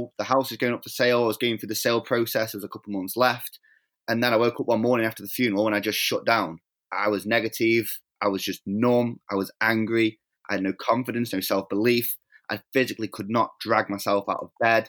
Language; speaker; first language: English; native; English